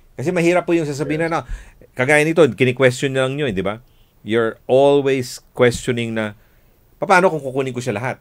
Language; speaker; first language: Filipino; native; Filipino